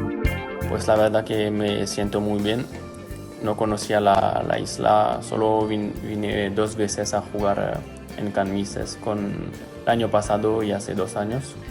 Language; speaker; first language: Spanish; non-native, fluent; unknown